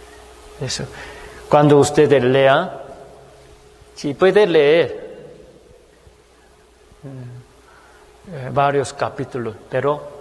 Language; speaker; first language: Spanish; non-native, fluent; Korean